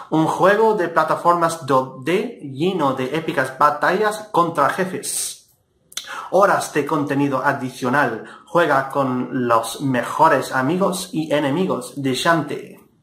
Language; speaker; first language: Spanish; non-native, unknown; English